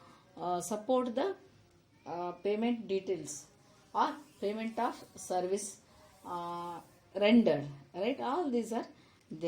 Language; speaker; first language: English; non-native, local second language; Kannada